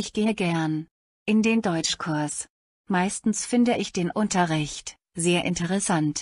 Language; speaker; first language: German; non-native, learner; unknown